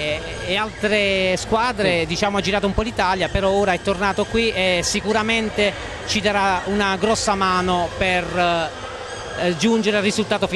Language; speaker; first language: Italian; native; Italian